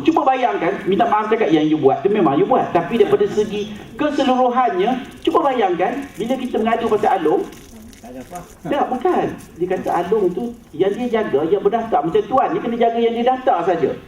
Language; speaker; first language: Malay; native; Malay